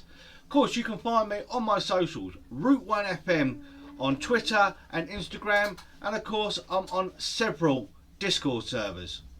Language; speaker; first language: English; native; English